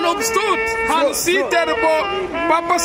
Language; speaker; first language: Swedish; non-native, learner; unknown